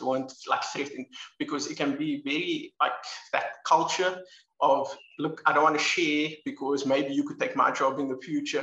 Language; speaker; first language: English; native; English